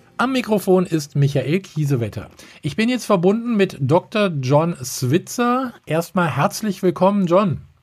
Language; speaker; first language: German; native; German